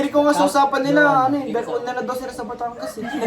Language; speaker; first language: Filipino; native; Filipino